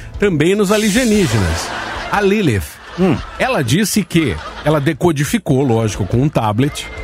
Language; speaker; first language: Portuguese; native; Portuguese